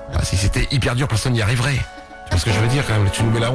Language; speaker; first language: French; native; French